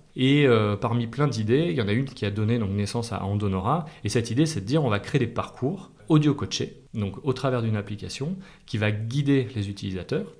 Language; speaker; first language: French; native; French